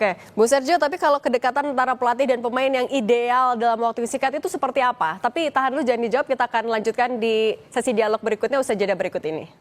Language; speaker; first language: Indonesian; native; Indonesian